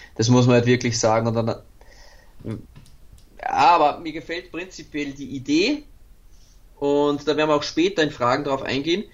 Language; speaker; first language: German; native; German